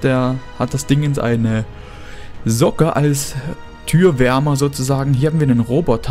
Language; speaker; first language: German; native; German